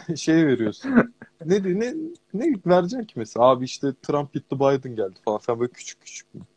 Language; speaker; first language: Turkish; native; Turkish